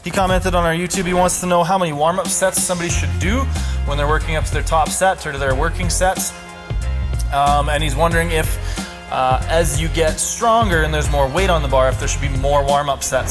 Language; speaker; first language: English; native; English